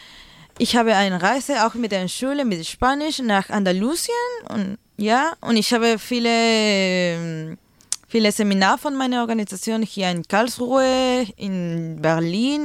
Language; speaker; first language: German; non-native, learner; Spanish